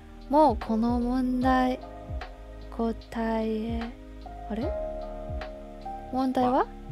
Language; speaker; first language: Japanese; non-native, learner; English